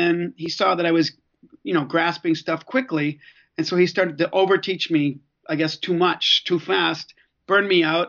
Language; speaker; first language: English; native; English